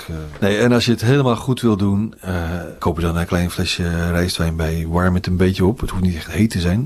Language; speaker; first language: Dutch; native; Dutch